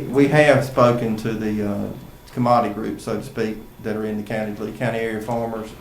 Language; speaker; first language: English; native; English